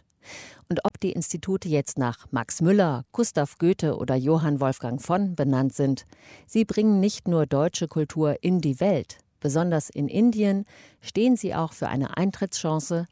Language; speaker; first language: German; native; German